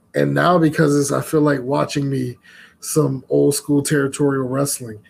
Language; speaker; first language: English; native; English